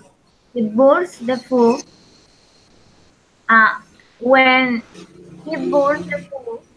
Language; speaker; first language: English; non-native, learner; Spanish